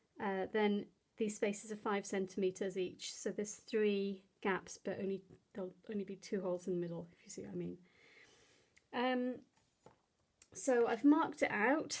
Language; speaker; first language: English; native; English